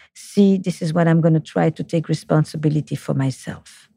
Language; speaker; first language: English; non-native, fluent; French